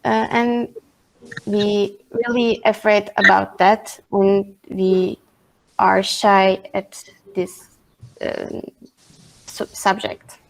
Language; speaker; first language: English; non-native, learner; Turkish